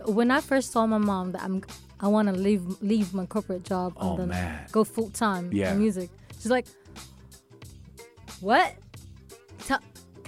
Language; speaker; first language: English; non-native, local second language; Cebuano